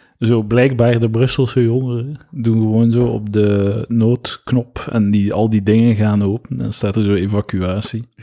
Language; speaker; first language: Dutch; native; Dutch